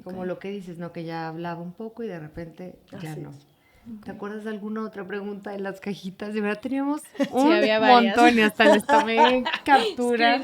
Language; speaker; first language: Spanish; native; Spanish